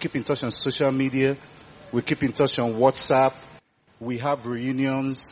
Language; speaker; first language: English; non-native, local second language; Igbo